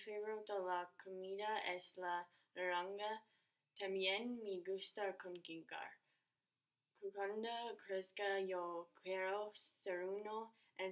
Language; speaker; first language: Spanish; non-native, learner; English